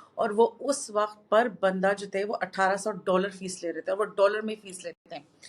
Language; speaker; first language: Urdu; native; Urdu